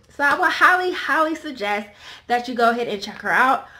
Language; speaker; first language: English; native; English